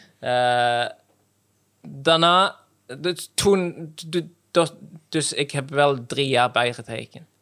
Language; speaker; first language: Dutch; non-native, fluent; Norwegian